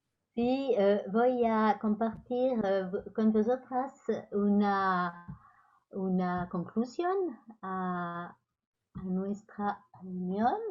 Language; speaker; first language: Spanish; non-native, learner; French